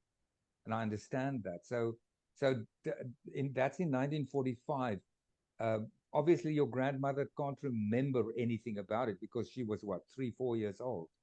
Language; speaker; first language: English; non-native, fluent; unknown